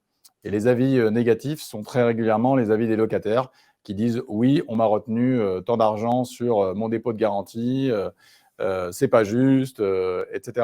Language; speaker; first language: French; native; French